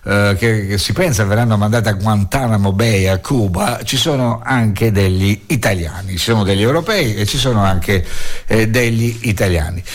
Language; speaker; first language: Italian; native; Italian